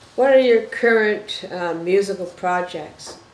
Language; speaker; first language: English; native; English